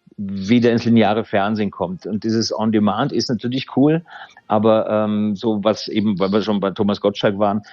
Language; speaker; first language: German; native; German